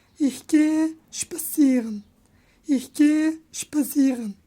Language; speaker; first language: German; non-native, fluent; Turkish